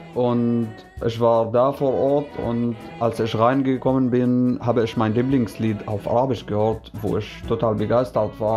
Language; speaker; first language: German; non-native, fluent; Arabic